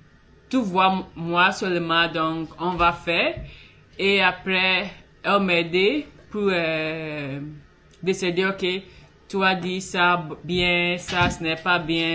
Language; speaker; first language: French; non-native, learner; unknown